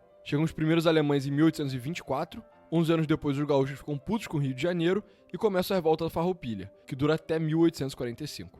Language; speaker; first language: Portuguese; native; Portuguese